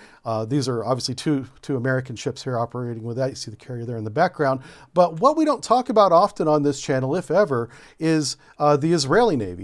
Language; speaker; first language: English; native; English